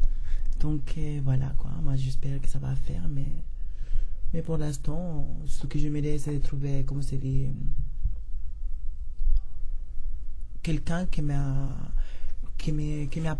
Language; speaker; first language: French; non-native, learner; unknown